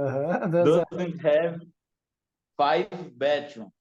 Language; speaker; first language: English; non-native, learner; Portuguese